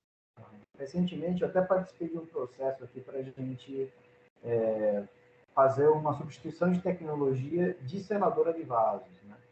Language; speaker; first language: Portuguese; native; Portuguese